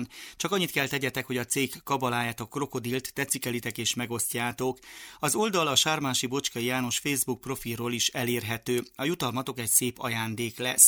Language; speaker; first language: Hungarian; native; Hungarian